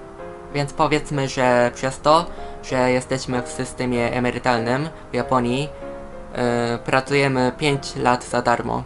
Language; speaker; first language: Polish; non-native, fluent; Japanese